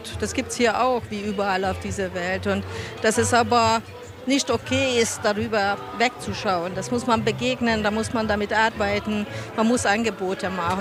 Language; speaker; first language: German; non-native, fluent; Hungarian